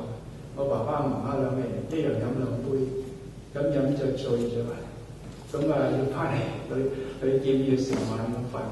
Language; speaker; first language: Cantonese; early bilingual, heritage; Cantonese